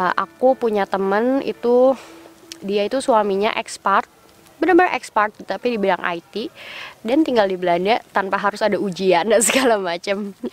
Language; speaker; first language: Indonesian; native; Indonesian